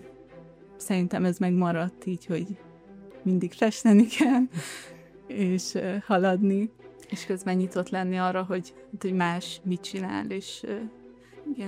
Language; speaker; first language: Hungarian; early bilingual, heritage; Hungarian